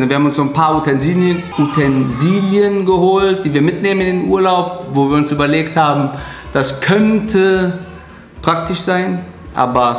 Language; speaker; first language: German; native; German